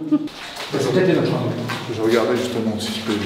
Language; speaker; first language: French; native; French